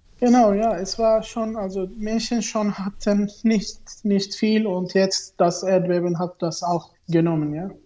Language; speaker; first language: German; non-native, learner; Arabic